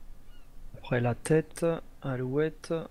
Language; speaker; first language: French; native; French